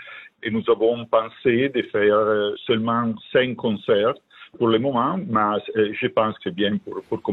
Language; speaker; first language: French; non-native, fluent; Italian